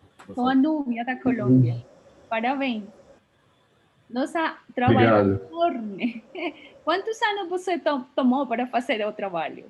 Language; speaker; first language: Portuguese; non-native, fluent; Spanish